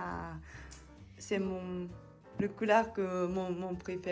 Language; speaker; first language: French; non-native, learner; Japanese